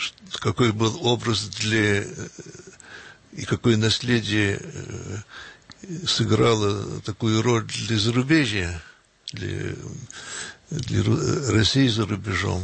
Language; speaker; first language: Russian; early bilingual, heritage; Russian